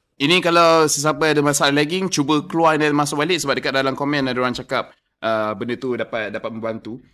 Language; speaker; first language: Malay; non-native, local second language; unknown